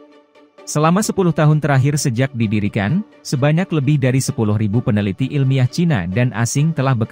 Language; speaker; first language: Indonesian; native; Indonesian